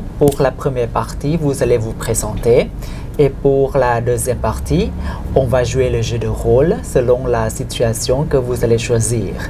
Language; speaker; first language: French; non-native, fluent; Thai